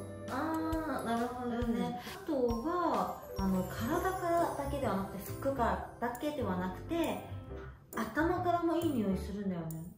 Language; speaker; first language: Japanese; non-native, local second language; Chinese